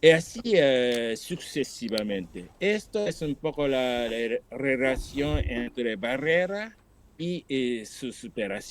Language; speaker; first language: Spanish; non-native, fluent; Japanese